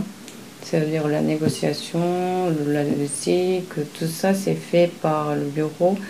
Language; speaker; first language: French; non-native, fluent; Japanese